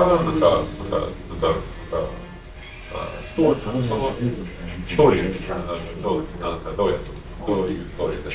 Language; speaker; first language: Japanese; non-native, fluent; English